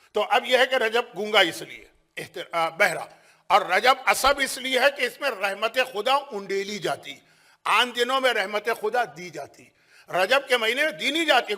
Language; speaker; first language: Urdu; native; Urdu